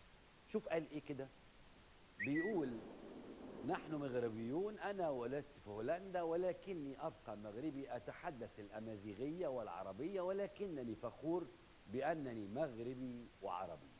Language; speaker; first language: Arabic; native; Arabic